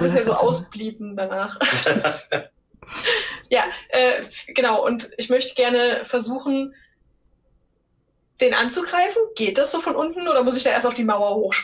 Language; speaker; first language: German; native; German